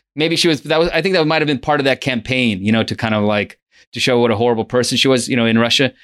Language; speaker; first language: English; early bilingual, other home language; Russian